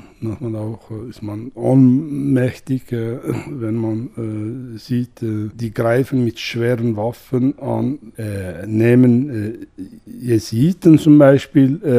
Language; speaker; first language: German; non-native, fluent; Kurdish